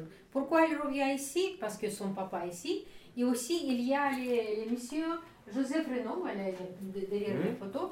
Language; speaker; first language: French; non-native, fluent; Russian